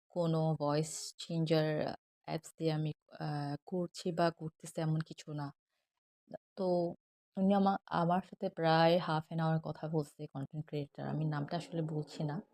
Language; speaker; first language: Bangla; non-native, local second language; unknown